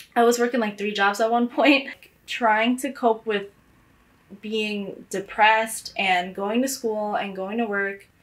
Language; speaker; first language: English; native; English